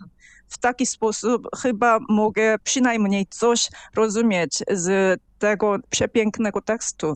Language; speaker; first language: Polish; non-native, fluent; Korean